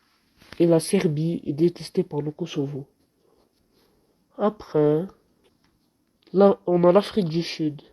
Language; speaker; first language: French; non-native, local second language; Arabic